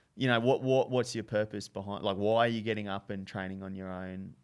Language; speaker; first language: English; native; English